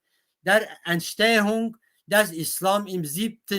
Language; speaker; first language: German; non-native, fluent; Kurdish